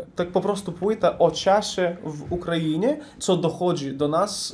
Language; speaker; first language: Polish; non-native, learner; Ukrainian